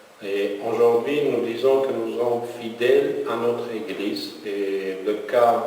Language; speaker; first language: French; non-native, fluent; Armenian